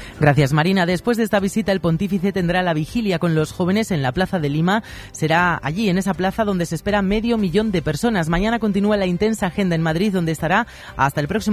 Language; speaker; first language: Spanish; native; Spanish